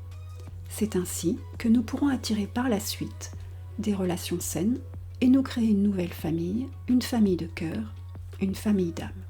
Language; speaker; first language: French; native; French